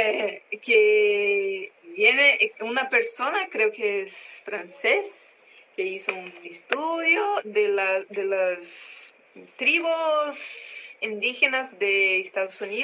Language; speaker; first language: Spanish; non-native, learner; Portuguese